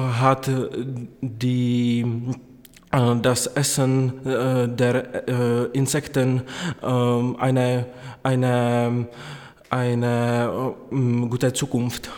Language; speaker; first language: German; non-native, learner; Czech